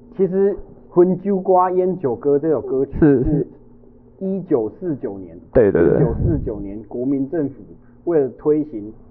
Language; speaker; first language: Chinese; non-native, local second language; Min Nan Chinese